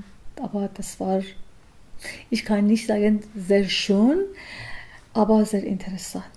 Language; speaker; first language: German; non-native, learner; Persian